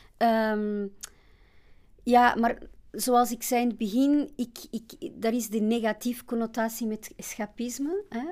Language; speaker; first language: Dutch; non-native, fluent; Portuguese